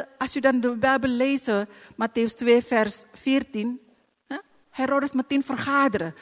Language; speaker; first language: Dutch; non-native, fluent; Indonesian